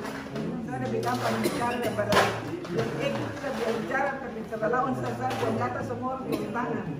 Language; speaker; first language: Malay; non-native, local second language; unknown